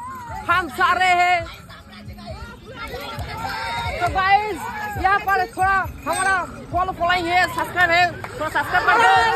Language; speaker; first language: Hindi; non-native, local second language; Bangla